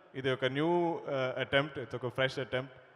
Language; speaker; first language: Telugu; non-native, learner; Malayalam